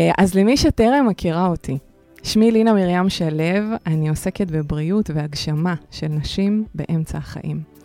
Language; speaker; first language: Hebrew; early bilingual, other home language; Russian